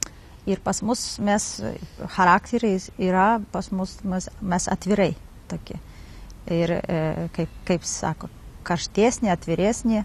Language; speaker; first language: Lithuanian; non-native, learner; Kazakh